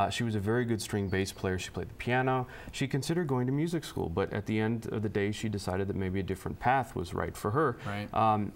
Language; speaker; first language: English; native; English